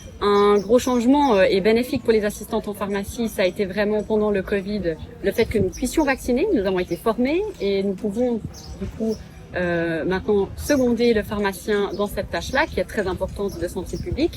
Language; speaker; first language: French; native; French